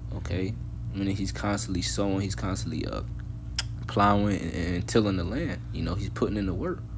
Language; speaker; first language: English; native; English